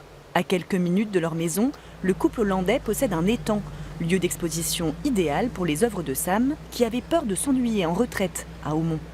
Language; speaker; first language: French; native; French